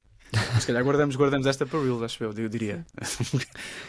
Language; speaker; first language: Portuguese; native; Portuguese